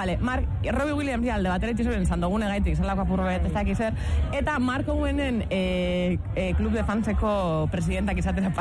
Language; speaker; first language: Basque; native; Basque